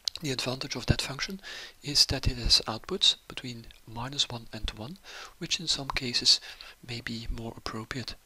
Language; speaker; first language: English; non-native, fluent; Dutch